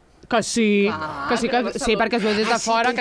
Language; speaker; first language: Catalan; native; Catalan